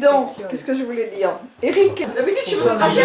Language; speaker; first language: French; native; French